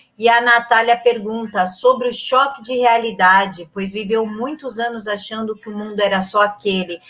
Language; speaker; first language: Portuguese; native; Portuguese